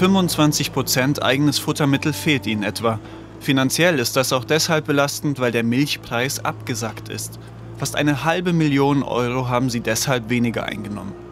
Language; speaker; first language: German; native; German